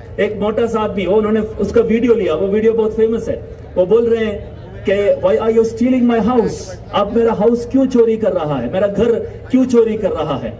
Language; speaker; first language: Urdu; non-native, local second language; Malayalam